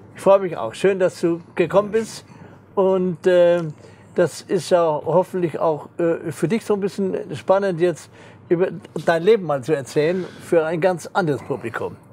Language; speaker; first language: German; native; German